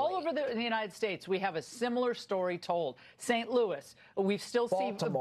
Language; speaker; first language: English; native; English